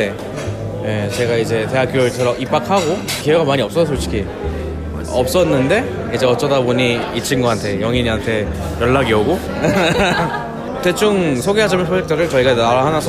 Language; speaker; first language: Korean; early bilingual, other home language; Bangla